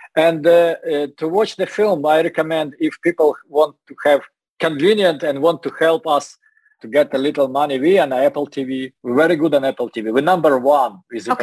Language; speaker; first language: English; non-native, learner; Russian